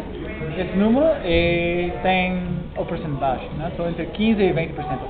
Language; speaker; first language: Portuguese; non-native, fluent; English